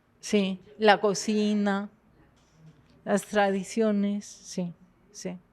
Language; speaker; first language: Spanish; non-native, fluent; French